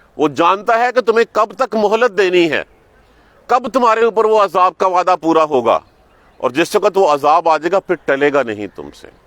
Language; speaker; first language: Urdu; non-native, local second language; Punjabi